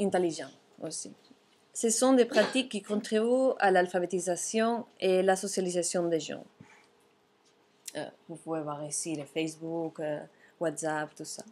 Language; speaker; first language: French; non-native, fluent; Catalan